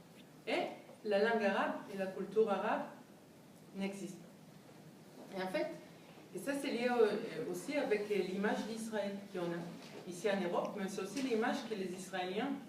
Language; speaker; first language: French; non-native, fluent; Hebrew